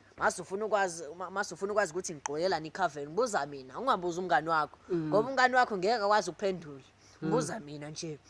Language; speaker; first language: Zulu; non-native, local second language; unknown